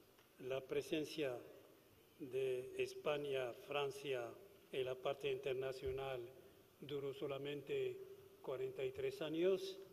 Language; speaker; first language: Spanish; non-native, fluent; Arabic